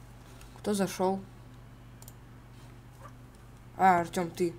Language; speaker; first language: Russian; native; Russian